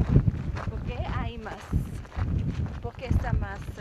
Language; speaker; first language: Spanish; non-native, learner; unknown